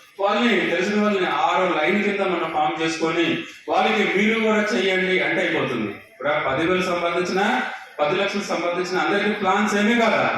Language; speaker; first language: Telugu; non-native, local second language; Odia